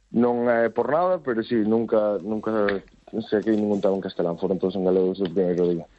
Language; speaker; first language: Galician; native; Galician